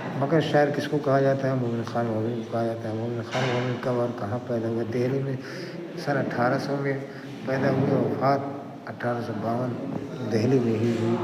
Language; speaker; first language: Urdu; native; Urdu